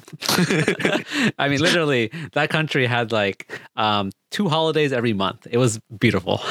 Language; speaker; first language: English; native; English